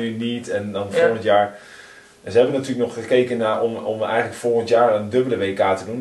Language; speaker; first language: Dutch; native; Dutch